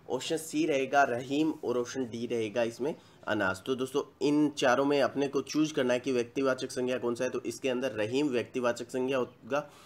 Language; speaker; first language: Hindi; native; Hindi